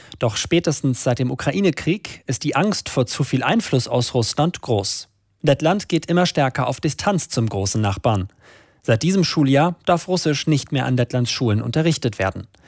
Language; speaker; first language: German; native; German